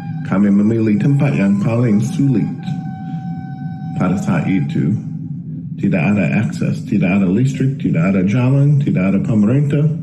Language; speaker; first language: Indonesian; non-native, fluent; English